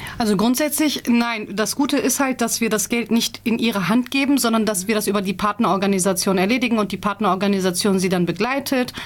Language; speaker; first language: German; early bilingual, other home language; Turkish